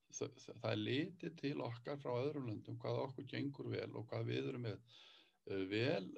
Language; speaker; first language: Icelandic; native; Icelandic